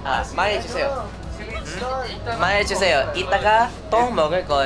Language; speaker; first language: Korean; non-native, learner; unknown